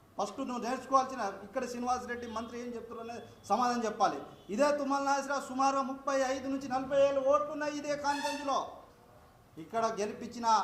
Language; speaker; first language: Telugu; non-native, local second language; Lambadi